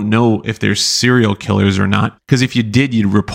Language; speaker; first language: English; native; English